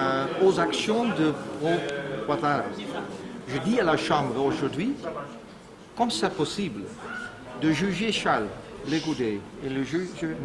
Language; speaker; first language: French; non-native, fluent; Dutch